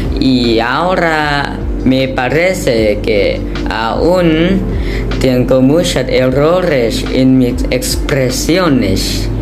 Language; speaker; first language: Spanish; non-native, learner; Thai